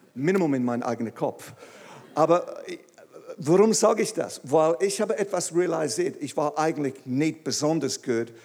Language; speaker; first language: German; non-native, fluent; English